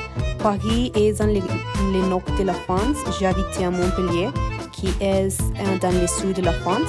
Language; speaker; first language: French; non-native, learner; Spanish